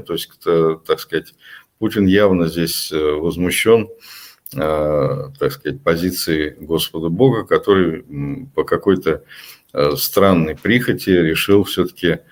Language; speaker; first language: Russian; native; Russian